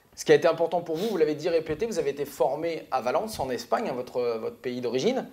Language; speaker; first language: French; native; French